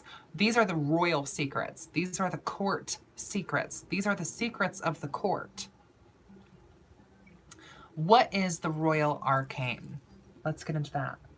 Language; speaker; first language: English; native; English